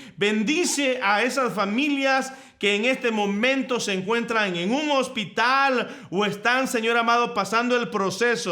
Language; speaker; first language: Spanish; native; Spanish